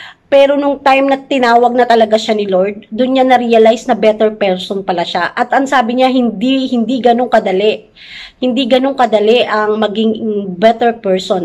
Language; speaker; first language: Filipino; native; Filipino